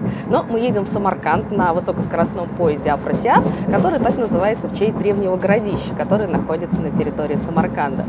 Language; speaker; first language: Russian; native; Russian